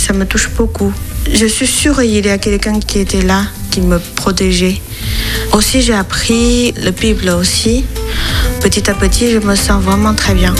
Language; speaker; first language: French; non-native, learner; Chinese